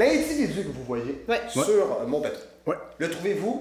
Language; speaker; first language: French; native; French